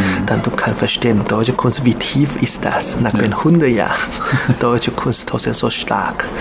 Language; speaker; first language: German; non-native, learner; Chinese